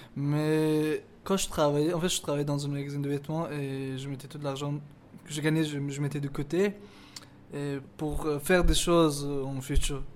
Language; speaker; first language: French; non-native, fluent; Persian